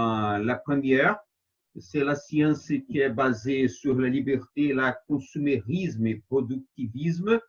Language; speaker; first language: French; non-native, fluent; Portuguese